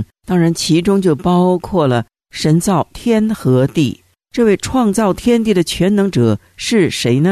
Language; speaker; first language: Chinese; native; Chinese